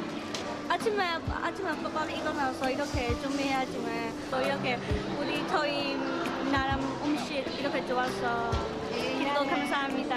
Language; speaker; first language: Korean; non-native, learner; Burmese